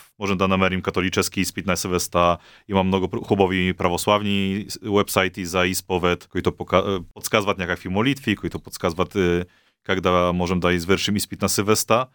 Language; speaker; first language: Bulgarian; non-native, fluent; Polish